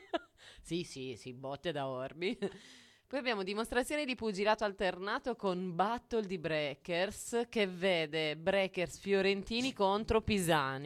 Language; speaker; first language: Italian; native; Italian